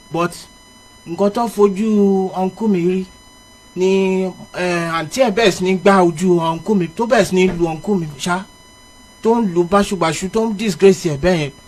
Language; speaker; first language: Yoruba; early bilingual, heritage; Yoruba